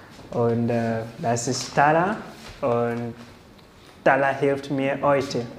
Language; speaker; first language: German; non-native, learner; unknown